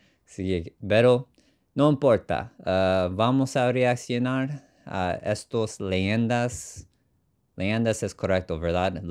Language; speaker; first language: Spanish; non-native, learner; English